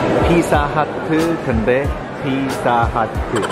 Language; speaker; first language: Korean; non-native, learner; Cantonese